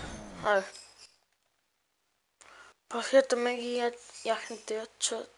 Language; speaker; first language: Spanish; native; Spanish